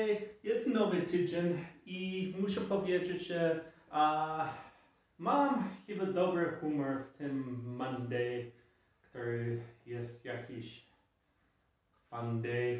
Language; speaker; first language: Polish; non-native, fluent; English